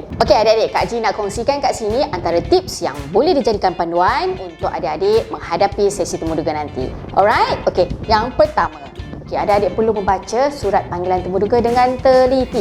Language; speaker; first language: Malay; native; Malay